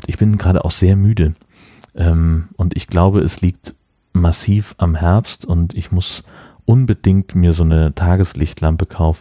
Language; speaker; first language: German; native; German